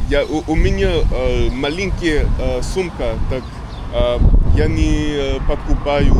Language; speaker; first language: Russian; non-native, learner; English